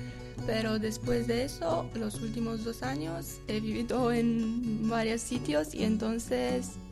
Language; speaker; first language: Spanish; non-native, fluent; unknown